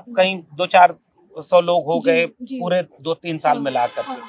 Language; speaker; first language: Hindi; native; Hindi